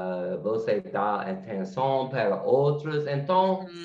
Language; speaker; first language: Portuguese; non-native, learner; English